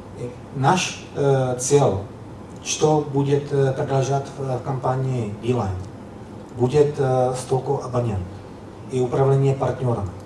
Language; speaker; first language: Russian; non-native, learner; Czech